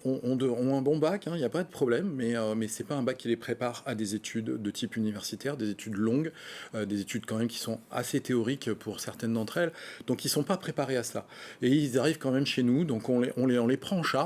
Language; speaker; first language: French; native; French